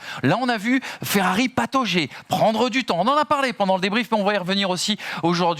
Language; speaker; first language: French; native; French